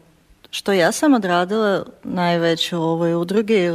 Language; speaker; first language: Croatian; non-native, learner; Ukrainian